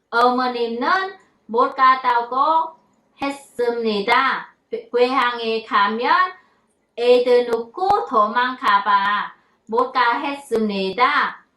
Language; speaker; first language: Korean; non-native, learner; Vietnamese